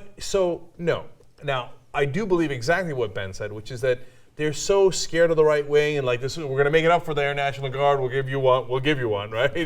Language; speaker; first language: English; native; English